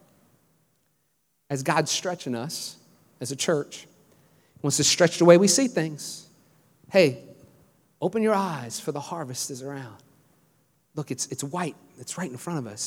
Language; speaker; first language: English; native; English